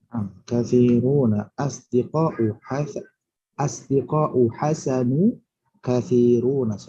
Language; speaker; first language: Arabic; non-native, fluent; Indonesian